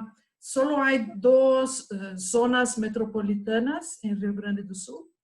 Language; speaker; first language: Spanish; non-native, fluent; Portuguese